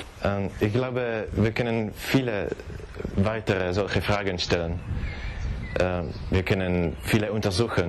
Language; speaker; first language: German; non-native, fluent; Czech